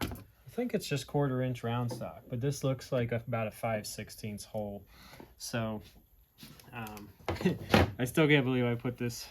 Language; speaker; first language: English; native; English